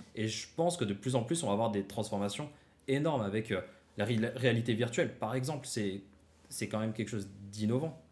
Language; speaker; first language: French; native; French